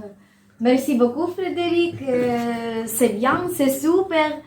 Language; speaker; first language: French; non-native, learner; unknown